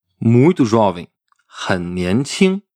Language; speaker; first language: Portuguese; non-native, fluent; Chinese